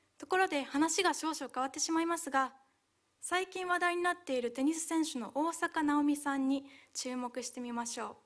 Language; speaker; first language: Japanese; early bilingual, other home language; Hungarian